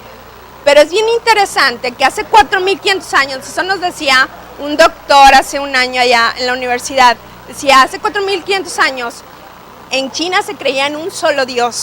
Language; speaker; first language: Spanish; native; Spanish